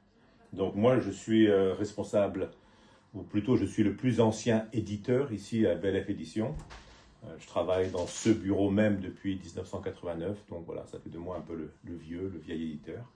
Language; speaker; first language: French; native; French